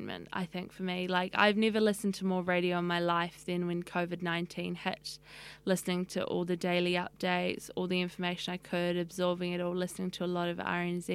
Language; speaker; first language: English; native; English